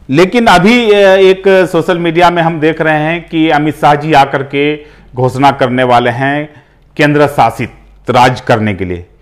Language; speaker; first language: Hindi; native; Hindi